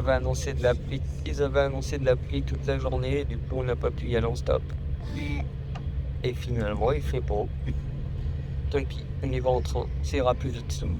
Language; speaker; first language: French; native; French